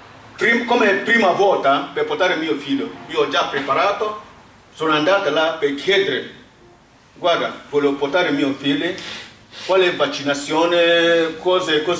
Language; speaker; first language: Italian; non-native, learner; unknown